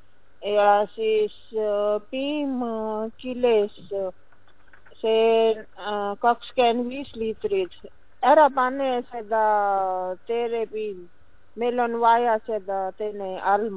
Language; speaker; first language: Estonian; non-native, learner; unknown